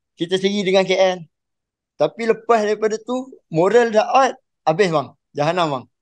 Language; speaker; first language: Malay; native; Malay